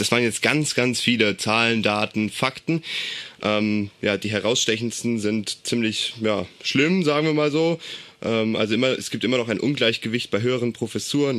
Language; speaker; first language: German; native; German